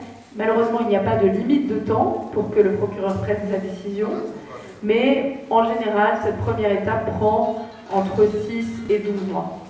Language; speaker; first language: French; native; French